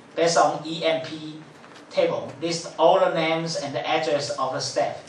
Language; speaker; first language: English; non-native, fluent; Chinese